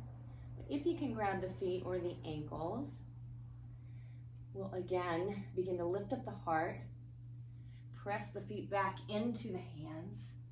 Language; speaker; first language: English; native; English